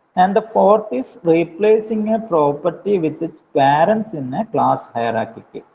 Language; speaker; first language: English; non-native, local second language; Malayalam